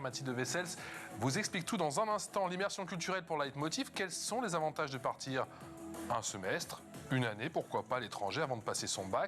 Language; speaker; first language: French; native; French